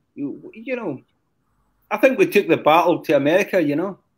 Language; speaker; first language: English; native; English